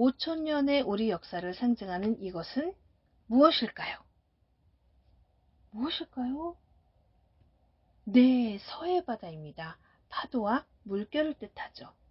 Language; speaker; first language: Korean; native; Korean